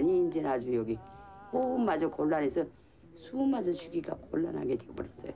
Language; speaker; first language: Korean; native; Korean